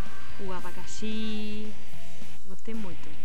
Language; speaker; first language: Portuguese; non-native, learner; Spanish